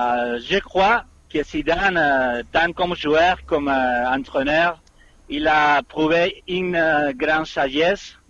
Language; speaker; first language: French; non-native, fluent; Spanish